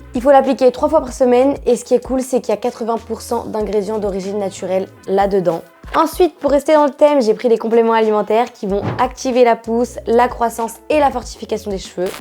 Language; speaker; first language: French; native; French